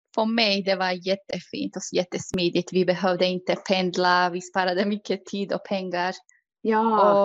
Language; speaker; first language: Swedish; non-native, fluent; Croatian